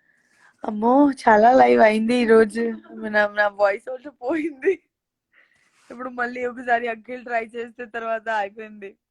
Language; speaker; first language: Telugu; non-native, local second language; Gujarati